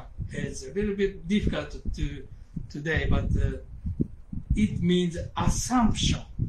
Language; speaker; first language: English; non-native, learner; Japanese